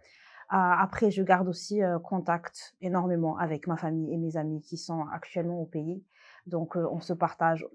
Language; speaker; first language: French; non-native, local second language; Malagasy